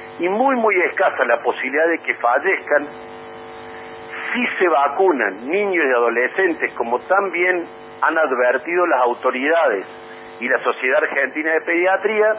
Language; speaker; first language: Spanish; native; Spanish